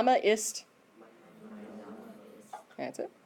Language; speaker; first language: German; non-native, fluent; English